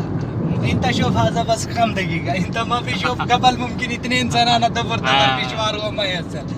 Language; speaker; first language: Arabic; non-native, learner; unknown